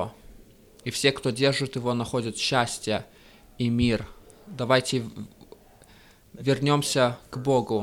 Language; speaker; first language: Russian; early bilingual, heritage; Russian